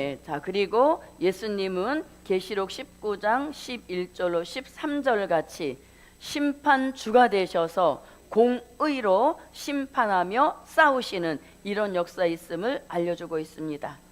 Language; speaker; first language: Korean; native; Korean